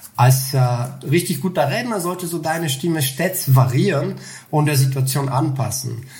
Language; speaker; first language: German; non-native, fluent; Bulgarian